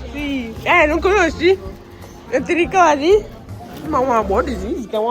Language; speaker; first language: Italian; non-native, learner; Igbo